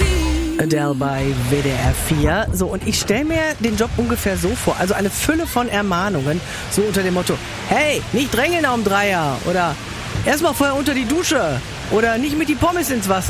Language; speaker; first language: German; native; German